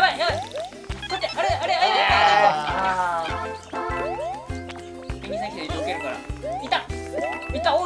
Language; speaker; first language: Japanese; native; Japanese